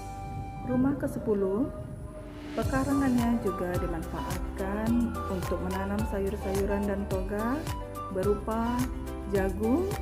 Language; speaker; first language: Indonesian; native; Indonesian